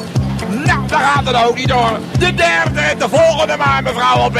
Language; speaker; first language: Dutch; native; Dutch